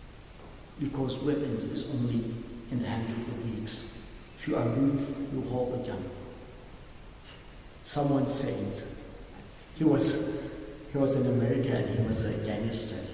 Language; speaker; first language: English; non-native, learner; Arabic